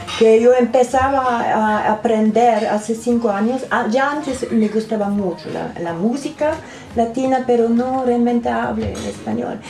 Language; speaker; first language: Spanish; non-native, learner; German